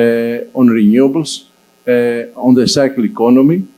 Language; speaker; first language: English; non-native, fluent; Greek